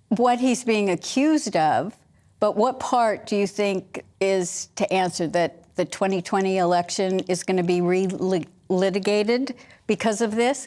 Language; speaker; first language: English; native; English